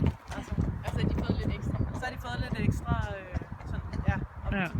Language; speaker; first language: Danish; native; Danish